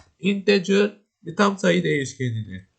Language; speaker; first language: Turkish; native; Turkish